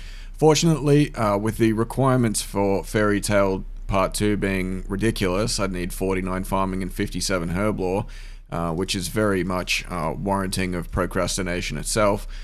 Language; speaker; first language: English; native; English